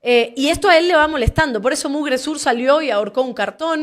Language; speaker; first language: Spanish; native; Spanish